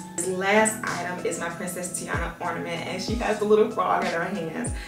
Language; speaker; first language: English; native; English